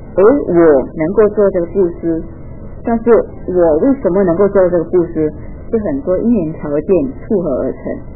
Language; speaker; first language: Chinese; native; Chinese